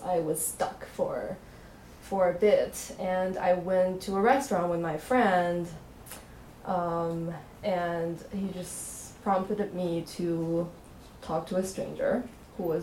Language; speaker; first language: English; non-native, fluent; Chinese